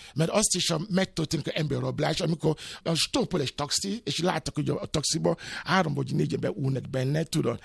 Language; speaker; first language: Hungarian; non-native, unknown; Yoruba